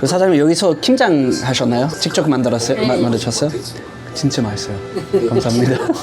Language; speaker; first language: Korean; non-native, fluent; English